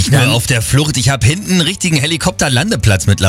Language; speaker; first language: German; native; German